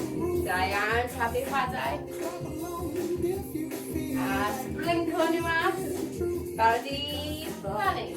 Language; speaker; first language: Welsh; non-native, local second language; English